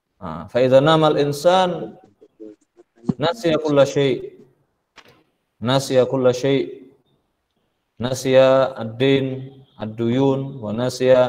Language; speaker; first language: Arabic; non-native, fluent; Indonesian